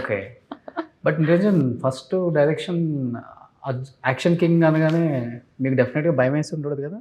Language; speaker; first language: Telugu; native; Telugu